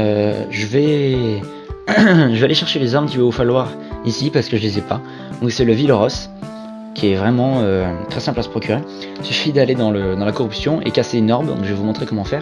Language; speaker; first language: French; native; French